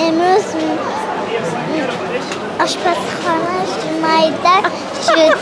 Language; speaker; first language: Persian; early bilingual, heritage; Persian